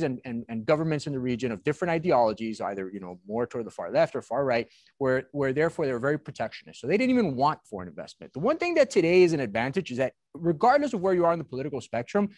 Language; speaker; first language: English; native; English